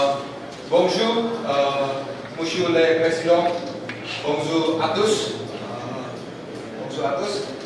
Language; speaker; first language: French; non-native, learner; Indonesian